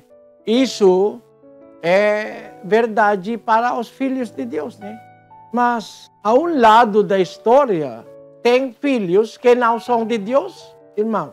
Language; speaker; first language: Portuguese; non-native, fluent; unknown